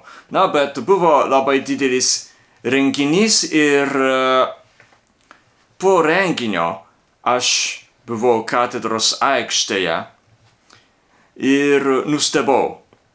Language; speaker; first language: Lithuanian; non-native, learner; Japanese